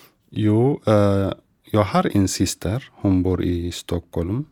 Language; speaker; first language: Swedish; non-native, fluent; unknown